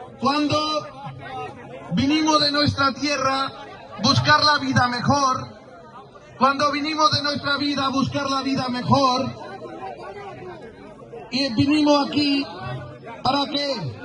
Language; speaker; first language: Spanish; non-native, learner; Punjabi